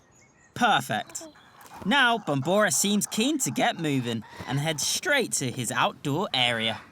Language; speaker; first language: English; native; English